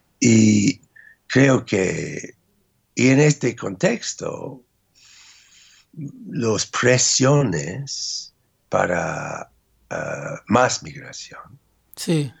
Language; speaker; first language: Spanish; non-native, fluent; English